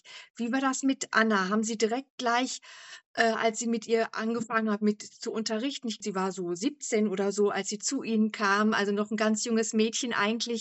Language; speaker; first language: German; native; German